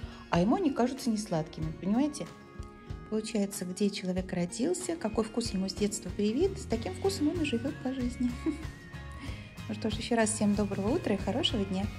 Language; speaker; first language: Russian; native; Russian